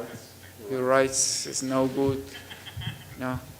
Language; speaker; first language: English; non-native, learner; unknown